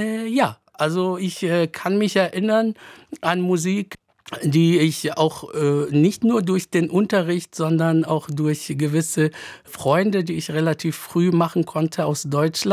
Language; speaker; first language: German; non-native, fluent; Arabic